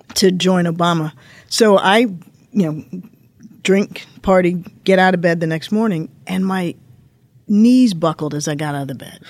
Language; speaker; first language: English; native; English